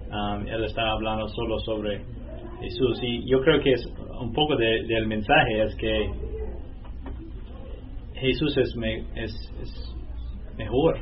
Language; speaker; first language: Spanish; non-native, learner; English